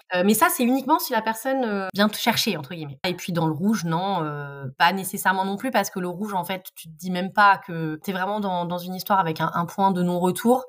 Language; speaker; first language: French; native; French